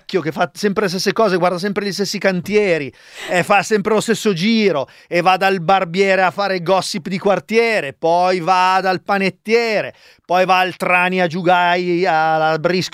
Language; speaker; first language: Italian; native; Italian